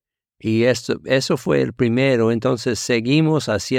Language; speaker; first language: Spanish; non-native, fluent; English